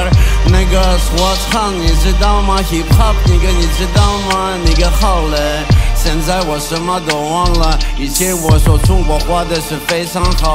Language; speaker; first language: Chinese; non-native, learner; Russian